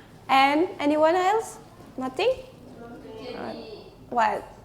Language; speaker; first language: English; non-native, learner; Indonesian